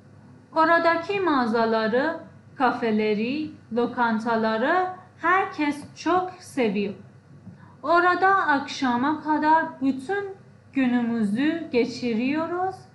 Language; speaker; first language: Turkish; non-native, fluent; Persian